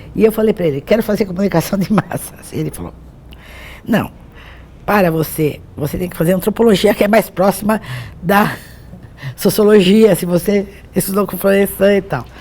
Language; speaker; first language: Portuguese; native; Portuguese